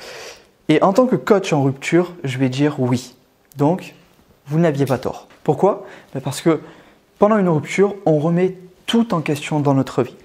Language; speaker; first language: French; native; French